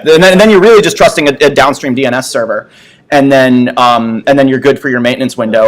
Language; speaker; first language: English; native; English